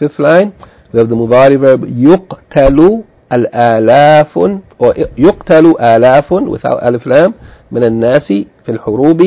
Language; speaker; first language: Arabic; non-native, fluent; English